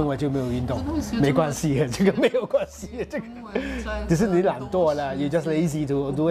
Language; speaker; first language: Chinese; non-native, local second language; Cantonese